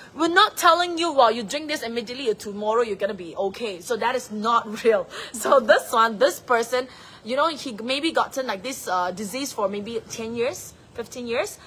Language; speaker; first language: English; non-native, local second language; Chinese